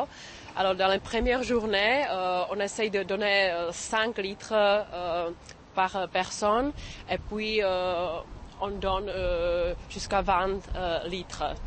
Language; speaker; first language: French; non-native, fluent; Czech